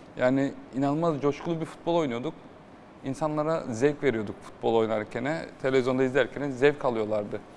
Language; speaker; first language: Turkish; early bilingual, heritage; Turkish